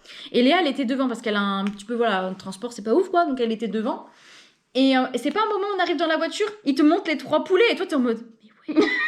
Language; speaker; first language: French; native; French